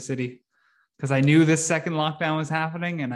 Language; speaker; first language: English; native; English